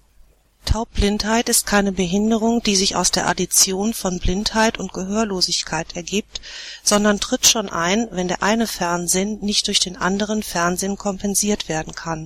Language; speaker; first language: German; native; German